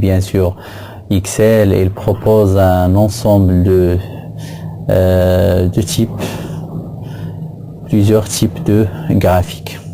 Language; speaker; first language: French; non-native, local second language; Arabic